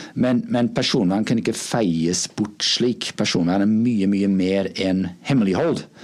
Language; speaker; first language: Norwegian; non-native, fluent; English